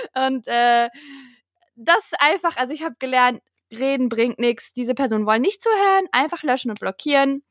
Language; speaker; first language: German; native; German